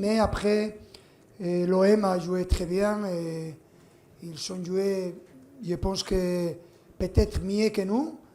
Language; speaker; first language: French; non-native, fluent; Spanish